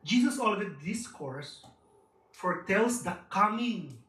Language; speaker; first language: English; non-native, local second language; Filipino